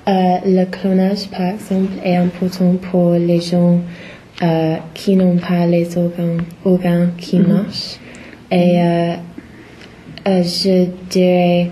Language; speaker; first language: French; non-native, learner; English